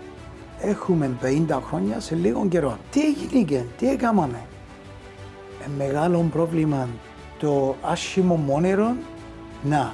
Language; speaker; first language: Greek; early bilingual, heritage; Greek